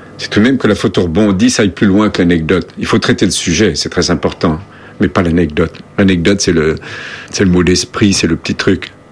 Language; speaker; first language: French; native; French